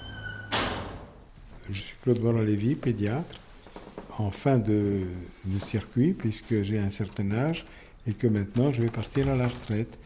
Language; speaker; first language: French; native; French